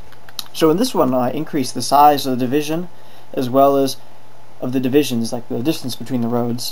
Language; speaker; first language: English; native; English